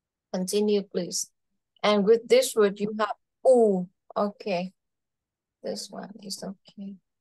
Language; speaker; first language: English; non-native, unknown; Vietnamese